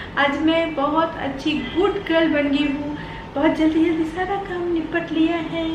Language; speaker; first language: Hindi; non-native, local second language; Bangla